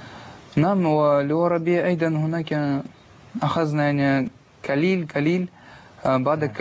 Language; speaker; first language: Arabic; non-native, learner; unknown